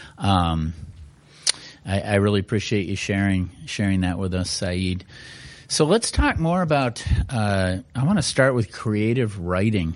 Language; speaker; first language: English; native; English